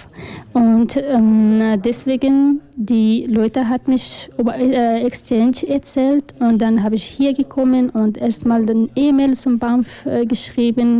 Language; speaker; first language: German; non-native, learner; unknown